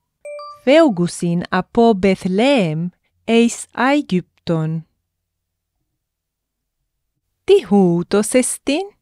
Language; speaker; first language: Greek; non-native, fluent; English